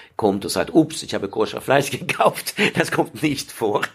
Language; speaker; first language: German; non-native, fluent; Swedish